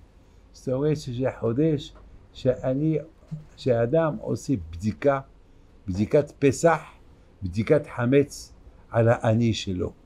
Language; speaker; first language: Hebrew; non-native, fluent; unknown